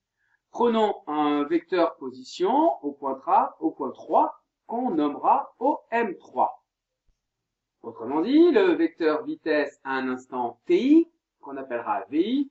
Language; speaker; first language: French; native; French